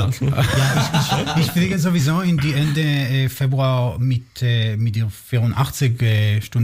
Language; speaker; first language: German; non-native, learner; Hebrew